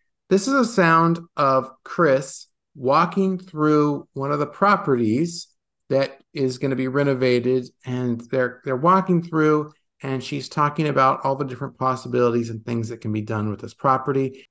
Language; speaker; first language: English; native; English